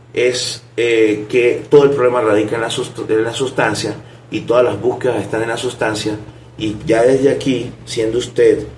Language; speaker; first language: Spanish; native; Spanish